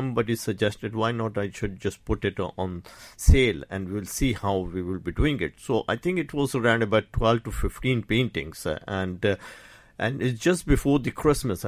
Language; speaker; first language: English; non-native, local second language; Urdu